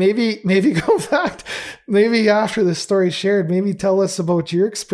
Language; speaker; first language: English; native; English